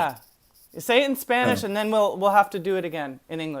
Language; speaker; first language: English; native; English